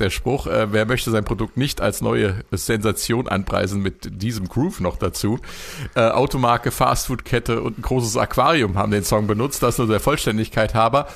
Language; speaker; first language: German; native; German